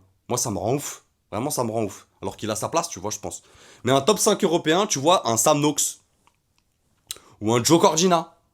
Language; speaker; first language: French; native; French